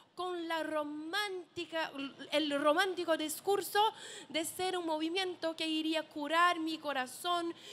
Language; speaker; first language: Spanish; non-native, learner; Portuguese